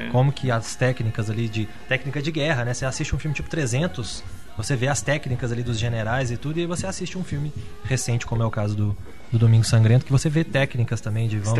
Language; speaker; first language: Portuguese; native; Portuguese